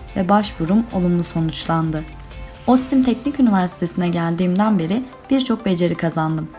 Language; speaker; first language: Turkish; non-native, fluent; Arabic